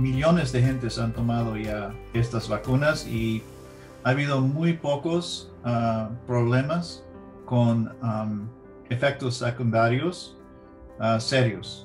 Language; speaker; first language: Spanish; early bilingual, heritage; English